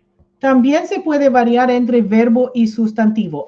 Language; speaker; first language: Spanish; non-native, fluent; English